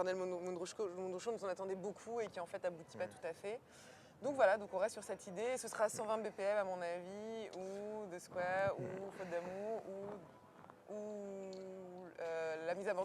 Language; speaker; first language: French; native; French